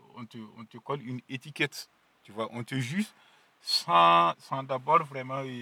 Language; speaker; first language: French; non-native, local second language; Mossi